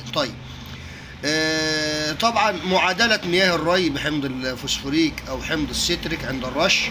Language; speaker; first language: Arabic; native; Arabic